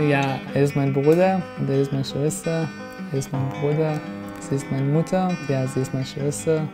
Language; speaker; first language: German; non-native, learner; Persian